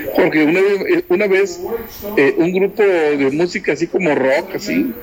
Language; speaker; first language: Spanish; native; Spanish